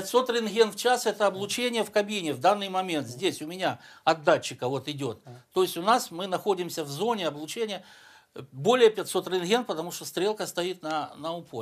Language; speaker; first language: Russian; native; Russian